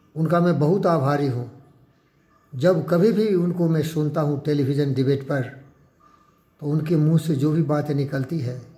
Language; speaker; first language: Hindi; native; Hindi